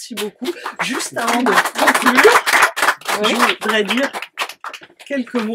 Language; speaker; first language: French; native; French